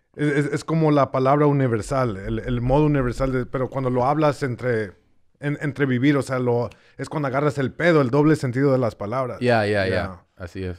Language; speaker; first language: Spanish; early bilingual, heritage; Spanish